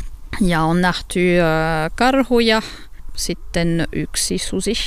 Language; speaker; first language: Finnish; non-native, learner; French